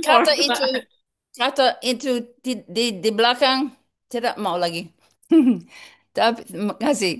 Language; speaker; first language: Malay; non-native, learner; English